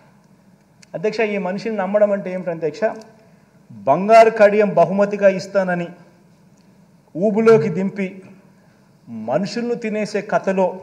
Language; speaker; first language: Telugu; native; Telugu